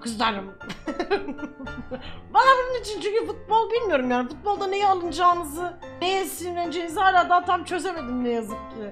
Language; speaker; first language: Turkish; native; Turkish